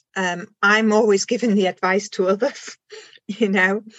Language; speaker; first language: English; non-native, fluent; German